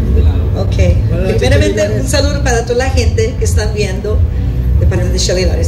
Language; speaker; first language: Spanish; early bilingual, heritage; English